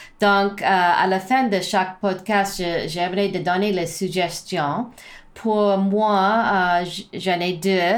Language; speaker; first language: French; non-native, learner; English